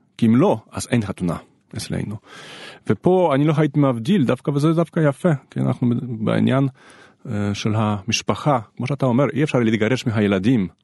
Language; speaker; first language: Hebrew; non-native, fluent; Polish